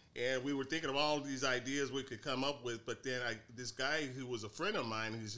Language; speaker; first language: English; native; English